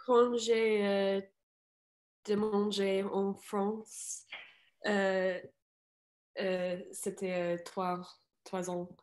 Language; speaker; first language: French; non-native, learner; English